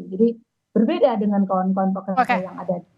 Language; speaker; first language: Indonesian; native; Indonesian